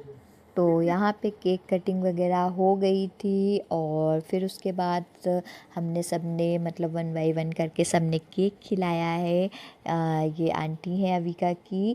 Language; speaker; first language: Hindi; native; Hindi